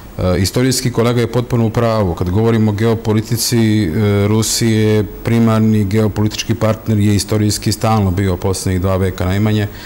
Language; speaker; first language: Serbian; native; Serbian